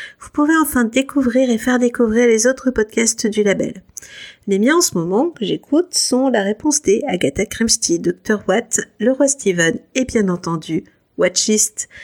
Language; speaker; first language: French; native; French